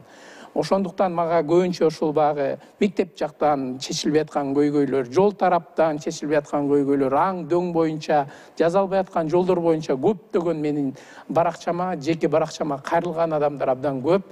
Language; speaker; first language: Kyrgyz; native; Kyrgyz